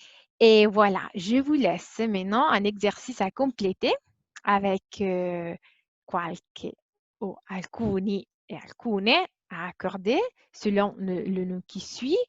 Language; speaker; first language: French; non-native, fluent; Italian